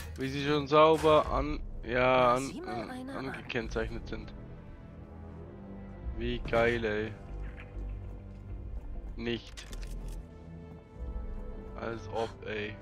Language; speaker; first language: German; native; German